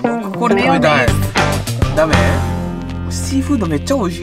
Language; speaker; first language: Japanese; native; Japanese